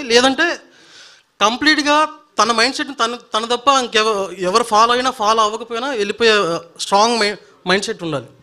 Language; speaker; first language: Telugu; native; Telugu